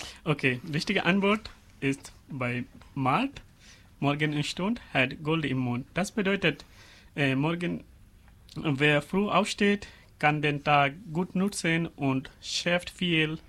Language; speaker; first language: German; non-native, learner; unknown